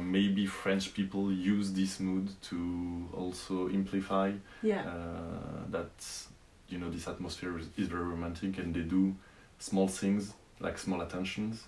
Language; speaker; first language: English; non-native, fluent; French